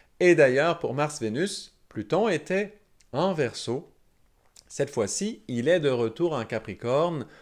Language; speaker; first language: French; native; French